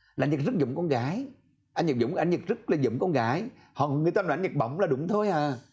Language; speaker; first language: Vietnamese; native; Vietnamese